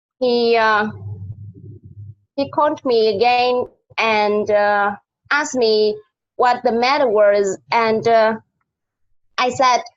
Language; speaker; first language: English; non-native, learner; Vietnamese